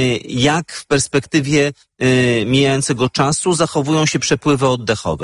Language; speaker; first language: Polish; native; Polish